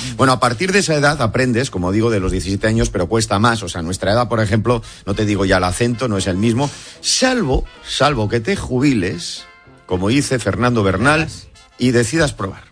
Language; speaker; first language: Spanish; native; Spanish